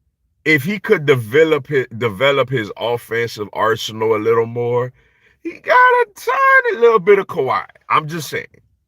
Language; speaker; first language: English; native; English